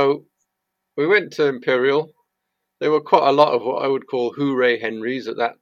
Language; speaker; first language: English; native; English